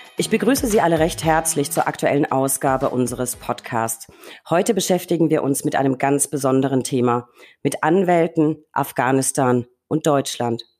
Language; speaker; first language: German; native; German